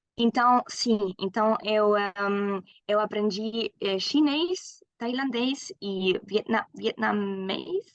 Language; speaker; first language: Portuguese; non-native, fluent; German